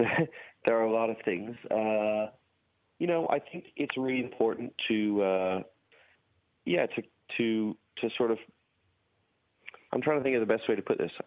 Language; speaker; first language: English; native; English